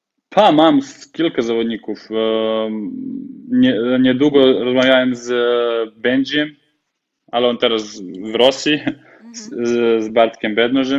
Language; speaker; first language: Polish; non-native, fluent; Serbian